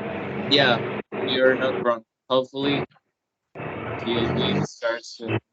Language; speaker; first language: English; non-native, learner; Spanish